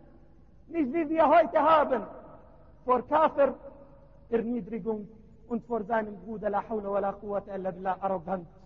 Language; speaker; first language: German; non-native, learner; Arabic